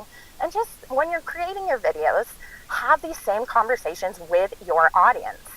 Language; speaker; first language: English; native; English